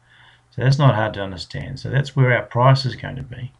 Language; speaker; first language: English; native; English